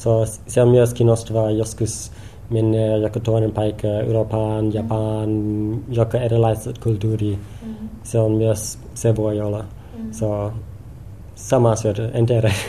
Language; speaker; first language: Finnish; non-native, learner; English